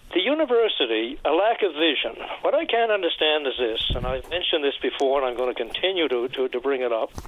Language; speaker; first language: English; native; English